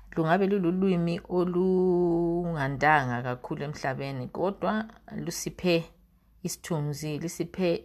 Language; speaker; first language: English; non-native, local second language; North Ndebele